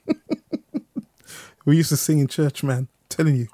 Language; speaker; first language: English; native; English